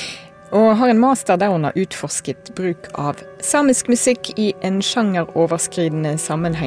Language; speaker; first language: Norwegian; native; Norwegian